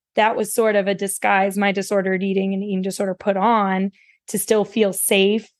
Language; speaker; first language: English; native; English